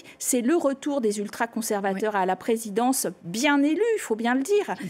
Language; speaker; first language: French; native; French